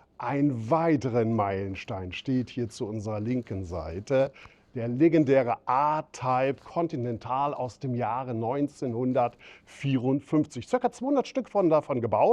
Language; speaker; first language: German; native; German